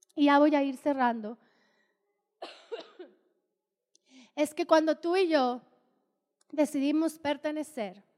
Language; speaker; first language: Spanish; native; Spanish